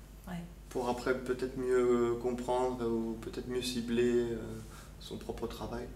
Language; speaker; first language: French; native; French